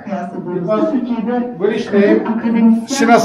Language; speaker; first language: English; non-native, learner; Turkish